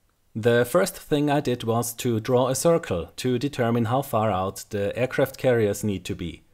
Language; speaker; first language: English; non-native, fluent; German